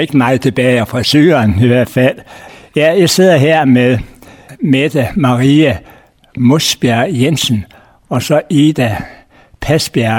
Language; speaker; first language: Danish; native; Danish